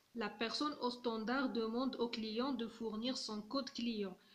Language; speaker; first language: French; non-native, local second language; Arabic